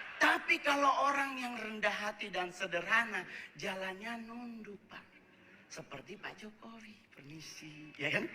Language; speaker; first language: Indonesian; native; Indonesian